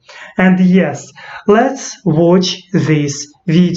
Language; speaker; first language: English; non-native, learner; Russian